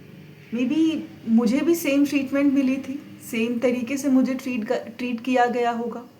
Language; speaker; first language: Hindi; native; Hindi